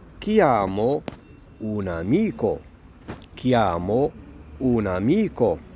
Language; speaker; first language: Italian; non-native, fluent; Arabic